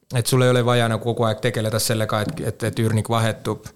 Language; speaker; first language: Estonian; non-native, fluent; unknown